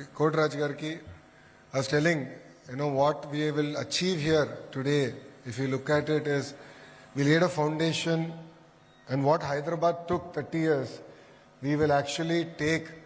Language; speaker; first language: English; non-native, local second language; Telugu